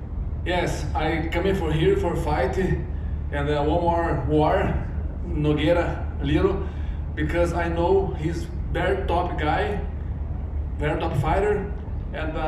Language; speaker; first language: English; non-native, learner; Portuguese